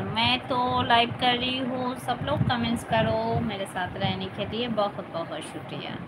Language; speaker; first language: Hindi; non-native, local second language; Bangla